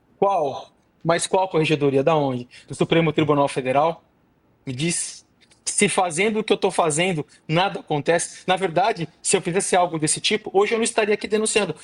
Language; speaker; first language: Portuguese; native; Portuguese